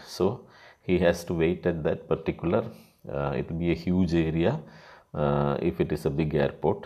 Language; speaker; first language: English; non-native, local second language; Malayalam